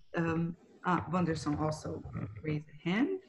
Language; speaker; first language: English; non-native, fluent; Portuguese